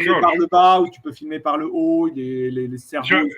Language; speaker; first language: French; native; French